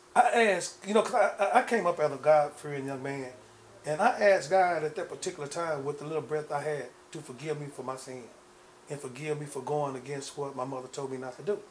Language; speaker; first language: English; native; English